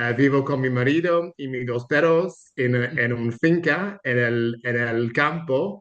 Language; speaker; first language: Spanish; non-native, learner; English